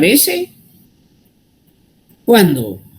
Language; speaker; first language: Spanish; native; Spanish